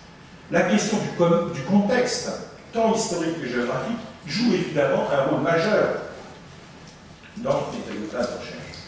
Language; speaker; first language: French; native; French